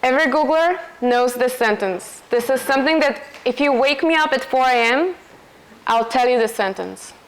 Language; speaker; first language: English; non-native, fluent; Slovak